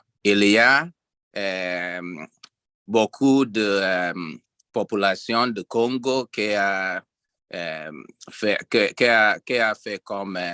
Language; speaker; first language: French; non-native, learner; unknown